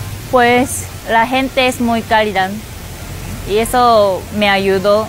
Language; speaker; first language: Spanish; non-native, fluent; Japanese